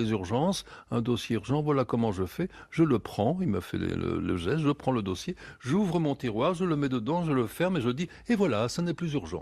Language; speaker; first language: French; native; French